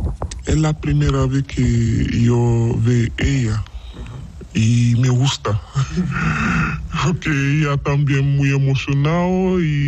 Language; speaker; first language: Spanish; non-native, learner; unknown